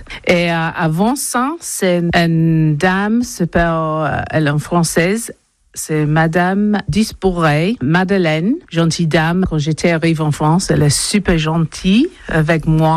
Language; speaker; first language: French; non-native, learner; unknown